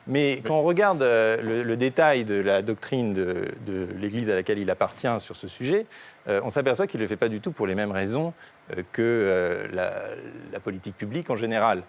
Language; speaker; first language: French; native; French